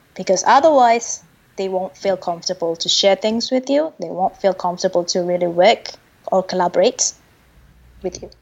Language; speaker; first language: English; non-native, fluent; Indonesian